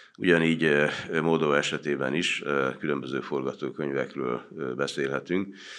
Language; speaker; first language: Hungarian; native; Hungarian